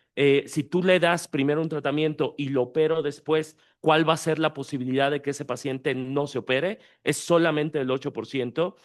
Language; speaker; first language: Spanish; native; Spanish